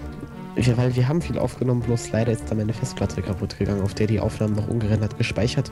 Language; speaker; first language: German; native; German